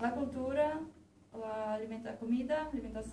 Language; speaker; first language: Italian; early bilingual, heritage; Portuguese